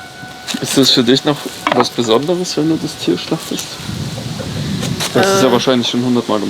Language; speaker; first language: German; native; German